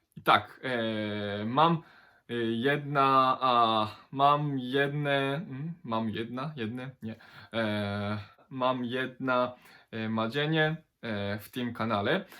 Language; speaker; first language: Polish; non-native, learner; Japanese